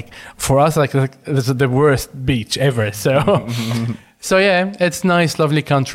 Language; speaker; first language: English; non-native, fluent; Arabic